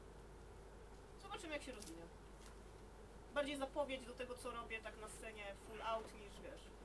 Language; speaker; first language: Polish; native; Polish